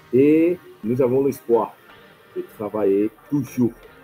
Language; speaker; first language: French; non-native, learner; Portuguese